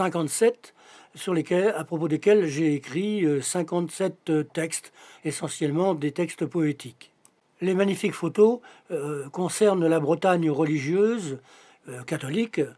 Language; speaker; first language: French; native; French